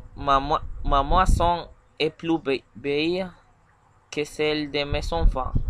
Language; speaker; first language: French; non-native, learner; Spanish